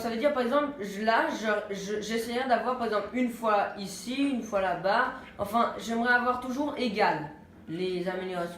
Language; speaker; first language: French; native; French